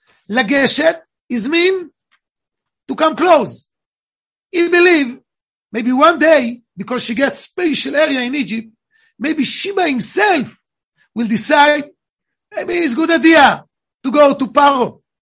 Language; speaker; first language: English; non-native, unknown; Hebrew